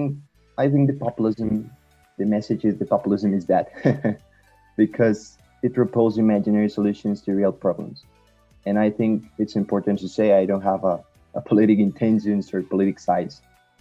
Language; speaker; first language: English; non-native, learner; Spanish